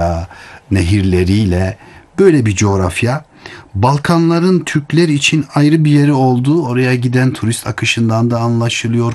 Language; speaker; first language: Turkish; native; Turkish